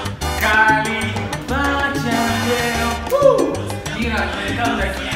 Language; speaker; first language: Spanish; non-native, fluent; Ukrainian